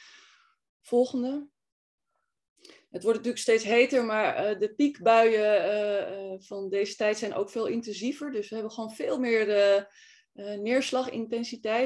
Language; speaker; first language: Dutch; native; Dutch